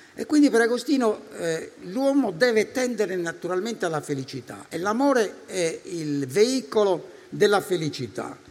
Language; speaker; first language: Italian; native; Italian